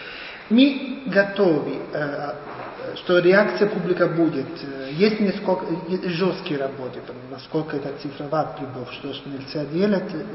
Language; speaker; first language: Russian; non-native, fluent; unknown